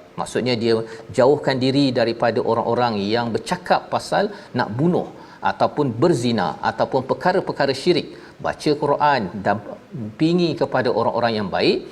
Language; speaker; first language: Malay; native; Malay